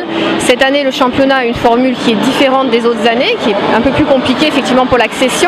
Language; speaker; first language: French; native; French